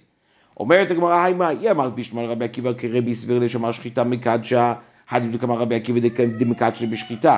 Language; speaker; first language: Hebrew; native; Hebrew